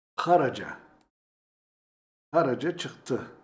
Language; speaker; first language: Turkish; native; Turkish